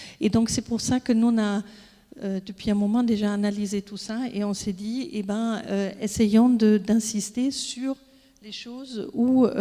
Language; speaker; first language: French; non-native, fluent; German